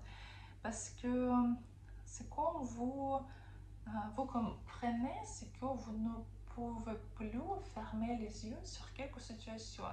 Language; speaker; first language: French; non-native, fluent; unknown